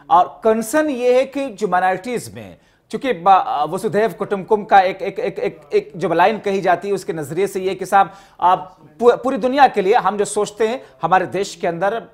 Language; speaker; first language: Hindi; native; Hindi